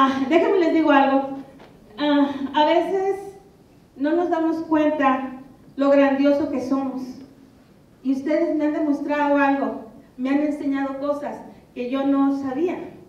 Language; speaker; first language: Spanish; native; Spanish